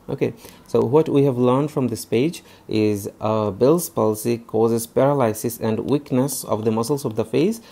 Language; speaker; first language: English; non-native, local second language; Bangla